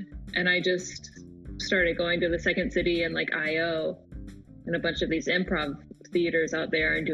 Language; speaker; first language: English; native; English